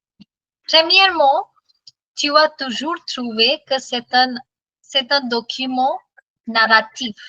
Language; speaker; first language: French; non-native, fluent; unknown